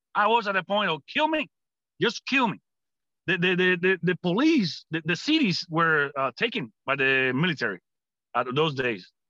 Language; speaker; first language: English; non-native, fluent; Spanish